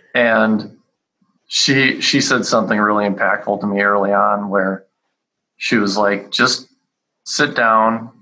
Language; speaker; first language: English; native; English